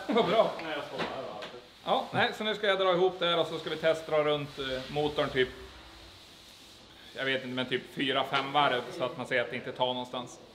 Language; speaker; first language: Swedish; native; Swedish